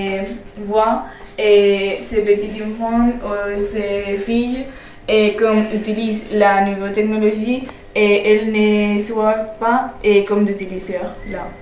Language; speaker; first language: French; non-native, learner; Spanish